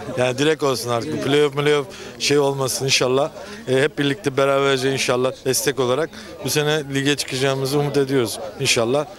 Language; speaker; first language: Turkish; native; Turkish